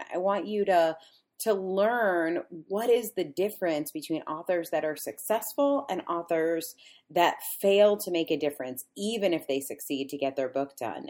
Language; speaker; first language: English; native; English